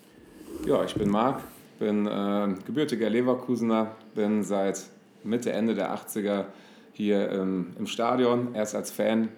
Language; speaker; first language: German; native; German